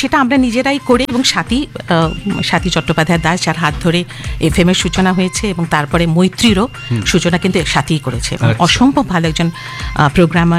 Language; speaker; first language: Bangla; non-native, local second language; Hindi